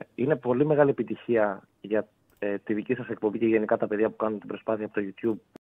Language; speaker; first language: Greek; native; Greek